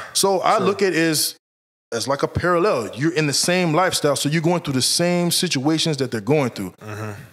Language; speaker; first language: English; native; English